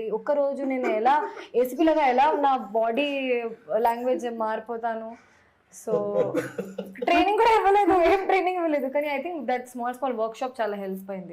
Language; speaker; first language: Telugu; non-native, learner; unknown